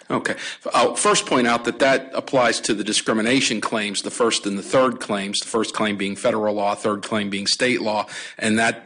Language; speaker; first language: English; native; English